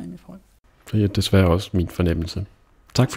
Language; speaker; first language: Danish; native; Danish